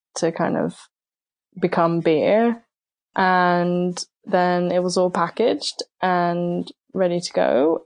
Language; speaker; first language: English; native; English